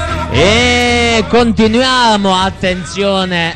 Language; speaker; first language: Italian; native; Italian